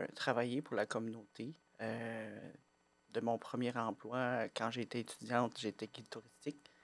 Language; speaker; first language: French; native; French